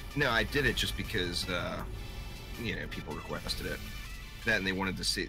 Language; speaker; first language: English; native; English